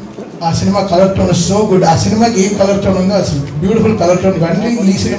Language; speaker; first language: Telugu; native; Telugu